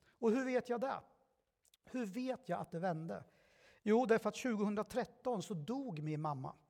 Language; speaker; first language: Swedish; early bilingual, other home language; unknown